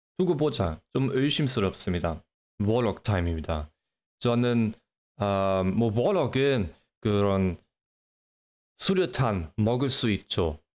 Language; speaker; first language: Korean; non-native, fluent; English